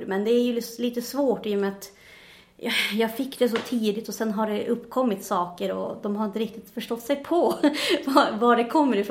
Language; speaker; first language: Swedish; native; Swedish